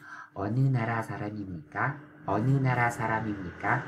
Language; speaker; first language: Korean; non-native, fluent; Vietnamese